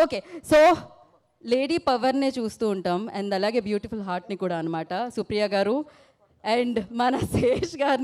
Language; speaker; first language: Telugu; native; Telugu